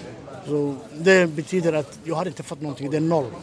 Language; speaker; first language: Swedish; non-native, learner; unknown